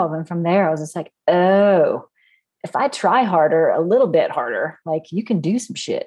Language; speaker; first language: English; native; English